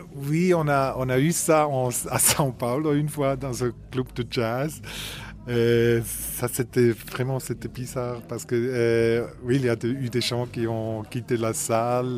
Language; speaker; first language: French; non-native, local second language; German